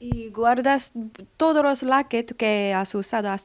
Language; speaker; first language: Spanish; non-native, fluent; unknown